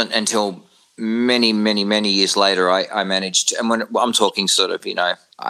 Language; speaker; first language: English; native; English